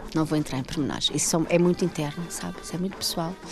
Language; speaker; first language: Portuguese; native; Portuguese